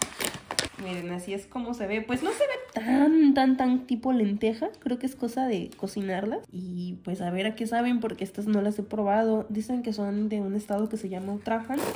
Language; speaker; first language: Spanish; native; Spanish